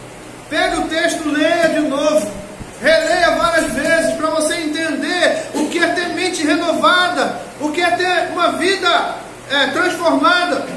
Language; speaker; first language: Portuguese; native; Portuguese